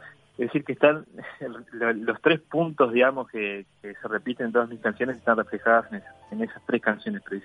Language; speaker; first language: Spanish; native; Spanish